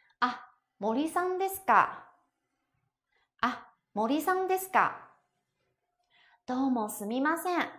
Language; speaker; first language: Japanese; non-native, fluent; Chinese